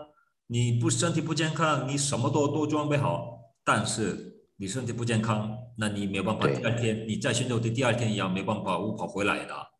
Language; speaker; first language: Chinese; non-native, fluent; Korean